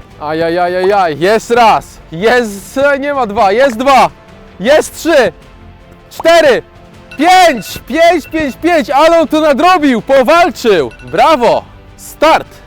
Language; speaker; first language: Polish; native; Polish